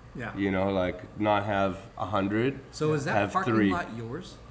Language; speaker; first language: English; native; English